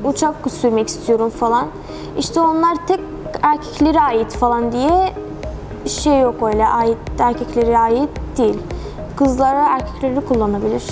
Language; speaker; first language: Turkish; early bilingual, other home language; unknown